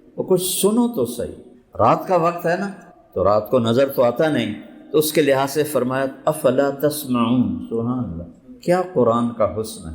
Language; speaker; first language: Urdu; non-native, local second language; Punjabi